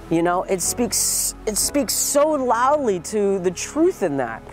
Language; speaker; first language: English; native; English